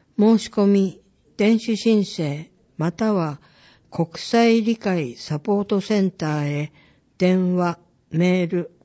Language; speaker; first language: Japanese; native; Japanese